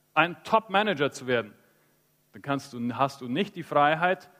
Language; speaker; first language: German; early bilingual, heritage; Spanish